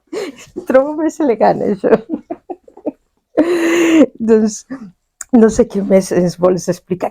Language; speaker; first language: Catalan; non-native, fluent; Spanish